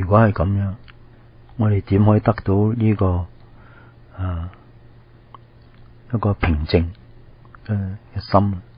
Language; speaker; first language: Cantonese; native; Cantonese